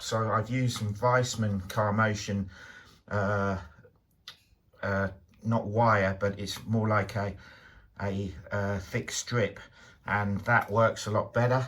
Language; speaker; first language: English; native; English